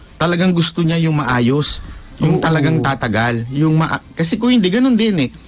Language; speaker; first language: Filipino; native; Filipino